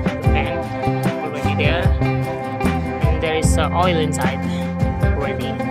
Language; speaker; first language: English; non-native, learner; Indonesian